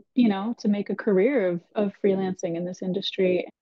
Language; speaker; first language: English; native; English